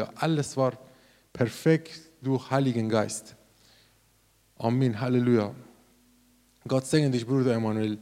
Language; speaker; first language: German; non-native, learner; Persian